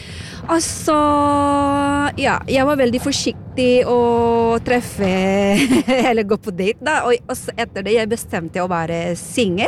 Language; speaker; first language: Norwegian; non-native, fluent; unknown